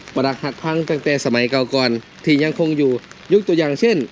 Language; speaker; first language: Thai; non-native, local second language; Northeastern Thai